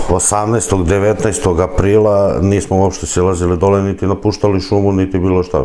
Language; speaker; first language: Serbian; native; Serbian